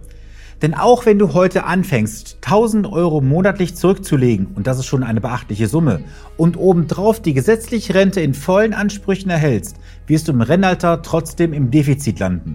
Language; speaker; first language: German; native; German